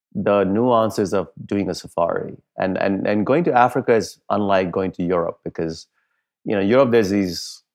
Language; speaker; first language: English; non-native, local second language; Punjabi